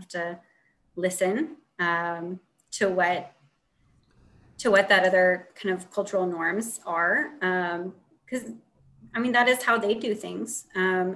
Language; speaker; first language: English; native; English